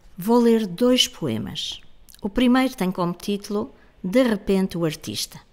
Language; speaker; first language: Portuguese; native; Portuguese